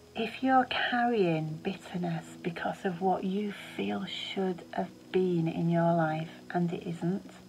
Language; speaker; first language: English; native; English